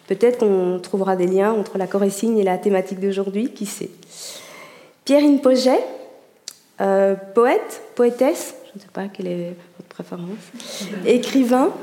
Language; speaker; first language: French; native; French